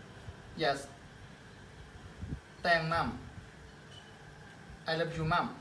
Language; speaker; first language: English; non-native, learner; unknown